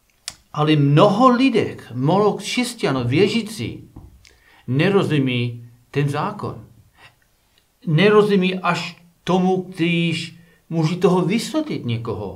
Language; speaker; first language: Czech; non-native, learner; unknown